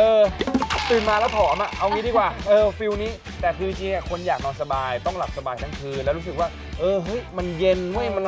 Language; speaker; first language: Thai; native; Thai